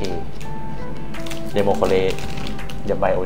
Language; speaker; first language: Japanese; non-native, learner; Thai